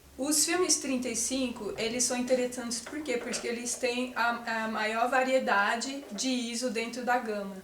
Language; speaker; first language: Portuguese; non-native, fluent; French